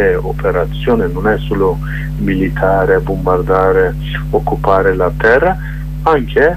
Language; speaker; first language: Italian; non-native, learner; Kurdish